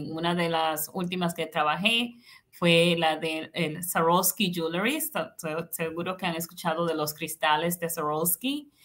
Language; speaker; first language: Spanish; native; Spanish